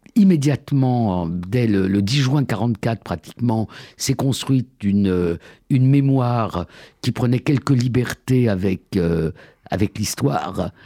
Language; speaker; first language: French; native; French